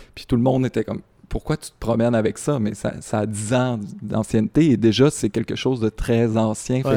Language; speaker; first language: French; native; French